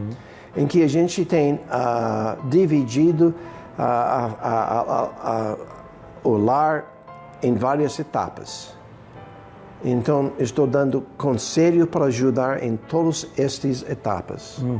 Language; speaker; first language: Portuguese; non-native, fluent; English